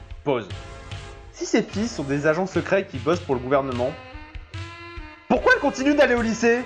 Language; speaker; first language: French; native; French